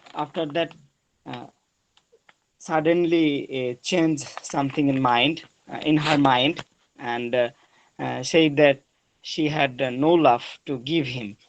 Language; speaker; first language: English; non-native, learner; Bangla